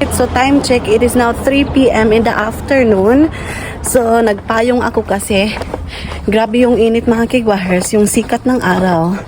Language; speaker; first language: Filipino; non-native, local second language; Cebuano